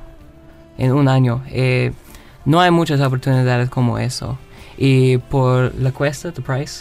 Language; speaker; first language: Spanish; non-native, learner; English